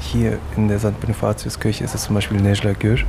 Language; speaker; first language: German; early bilingual, other home language; Turkish